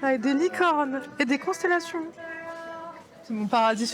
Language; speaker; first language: French; native; French